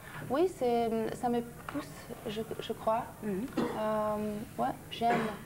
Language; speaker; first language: French; non-native, local second language; German